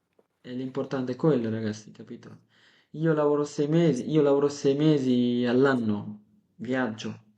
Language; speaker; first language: Italian; non-native, fluent; Bangla